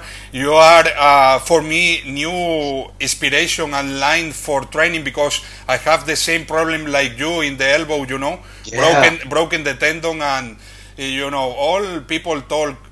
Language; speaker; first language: English; non-native, learner; Spanish